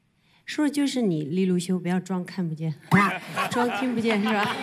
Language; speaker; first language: Chinese; native; Chinese